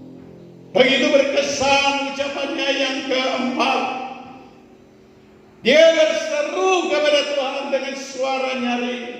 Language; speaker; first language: Indonesian; native; Indonesian